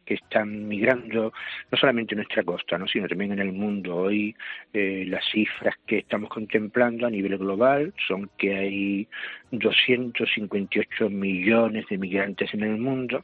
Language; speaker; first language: Spanish; native; Spanish